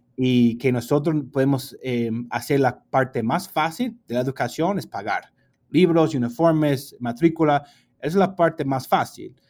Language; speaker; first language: Spanish; non-native, fluent; English